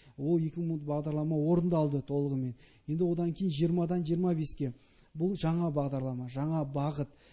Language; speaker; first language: Kazakh; native; Kazakh